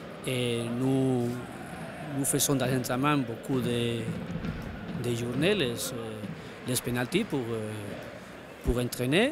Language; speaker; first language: French; non-native, learner; Spanish